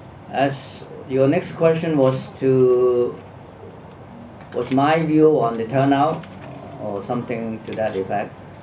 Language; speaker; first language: English; non-native, local second language; Cantonese